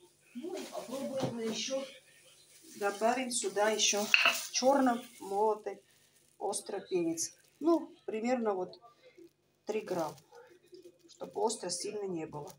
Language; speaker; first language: Russian; non-native, learner; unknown